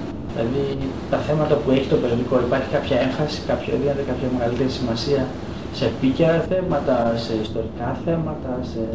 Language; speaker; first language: Greek; native; Greek